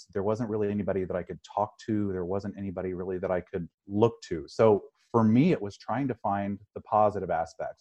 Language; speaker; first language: English; native; English